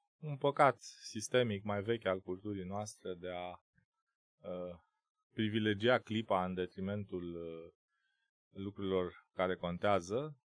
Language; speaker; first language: Romanian; native; Romanian